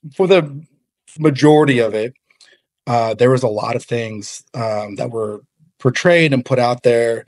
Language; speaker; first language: English; native; English